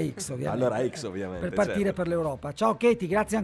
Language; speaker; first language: Italian; native; Italian